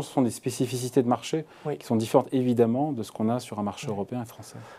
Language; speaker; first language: French; native; French